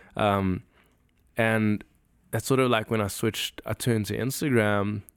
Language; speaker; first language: English; native; English